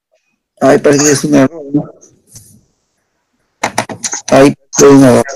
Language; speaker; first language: Spanish; native; Spanish